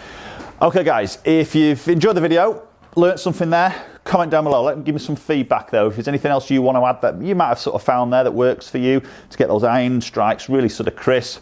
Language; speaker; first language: English; native; English